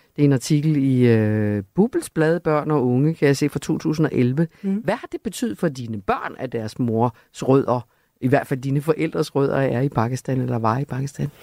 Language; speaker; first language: Danish; native; Danish